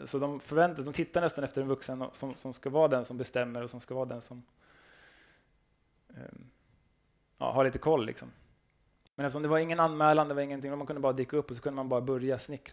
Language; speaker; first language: Swedish; native; Swedish